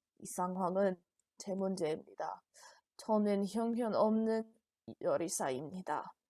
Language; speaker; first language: Korean; non-native, learner; English